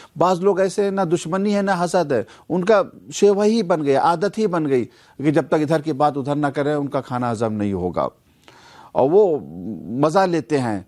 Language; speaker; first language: Urdu; native; Urdu